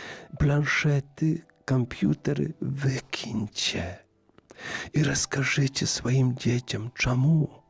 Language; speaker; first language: Belarusian; native; Belarusian